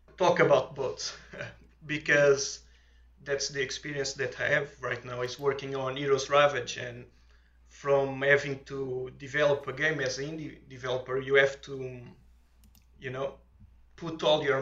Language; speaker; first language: English; non-native, fluent; Portuguese